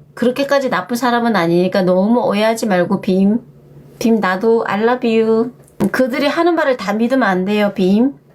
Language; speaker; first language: Korean; native; Korean